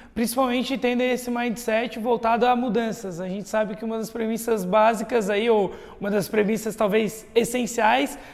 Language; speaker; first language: Portuguese; native; Portuguese